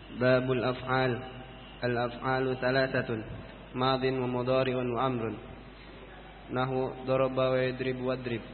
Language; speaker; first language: Arabic; non-native, learner; Indonesian